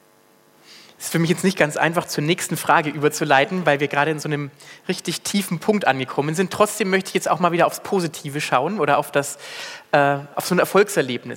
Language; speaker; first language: German; native; German